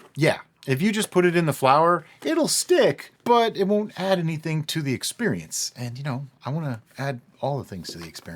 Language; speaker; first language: English; native; English